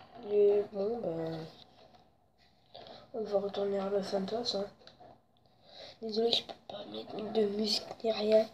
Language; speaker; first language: French; native; French